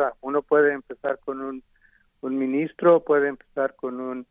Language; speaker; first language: Spanish; early bilingual, heritage; Spanish